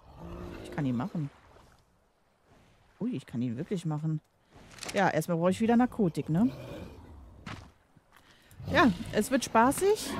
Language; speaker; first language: German; native; German